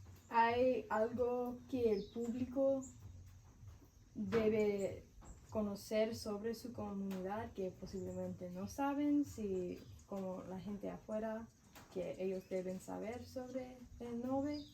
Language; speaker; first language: Spanish; non-native, fluent; English